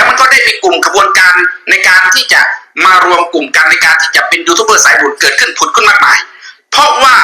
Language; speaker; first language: Thai; native; Thai